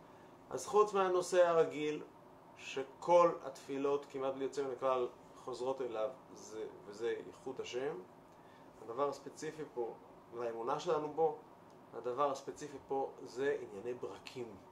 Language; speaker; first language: Hebrew; native; Hebrew